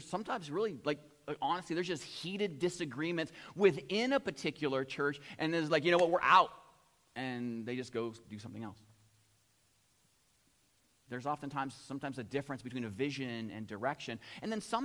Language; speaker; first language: English; native; English